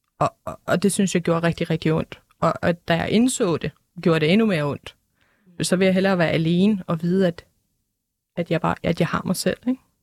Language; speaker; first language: Danish; early bilingual, other home language; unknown